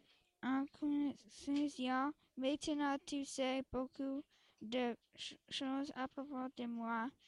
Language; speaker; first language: French; non-native, local second language; English